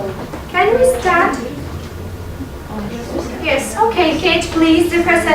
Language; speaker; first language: English; non-native, fluent; Russian